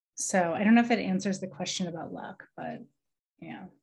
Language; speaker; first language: English; native; English